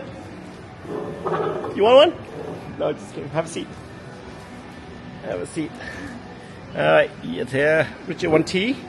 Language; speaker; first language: English; early bilingual, heritage; Vietnamese